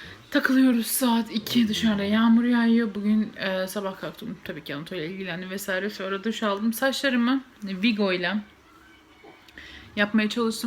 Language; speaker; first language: Turkish; native; Turkish